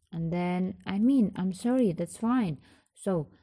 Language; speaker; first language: English; non-native, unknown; Indonesian